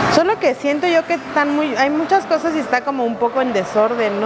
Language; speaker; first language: Spanish; native; Spanish